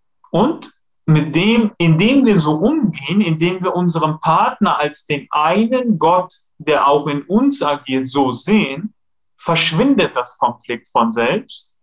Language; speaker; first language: German; non-native, fluent; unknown